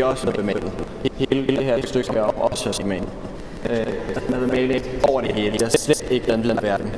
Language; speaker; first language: Danish; native; Danish